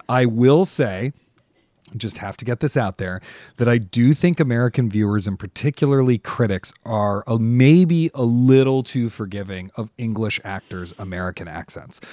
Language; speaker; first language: English; native; English